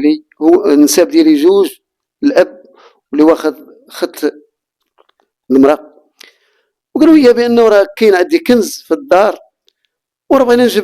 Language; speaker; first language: Arabic; native; Arabic